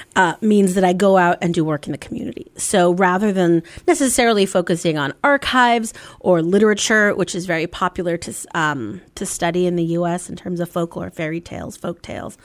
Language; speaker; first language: English; native; English